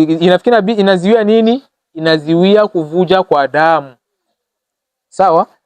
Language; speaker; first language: Swahili; non-native, local second language; Rundi